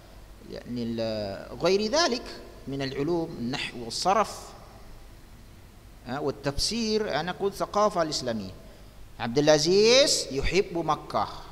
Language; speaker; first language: Arabic; non-native, fluent; Indonesian